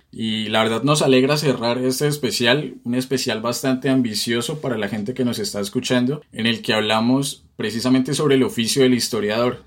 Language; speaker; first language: Spanish; native; Spanish